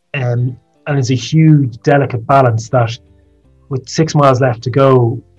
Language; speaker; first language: English; native; English